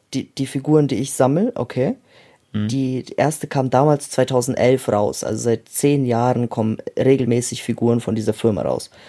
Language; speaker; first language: German; early bilingual, other home language; Russian